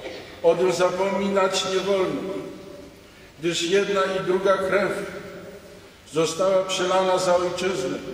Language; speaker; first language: Polish; native; Polish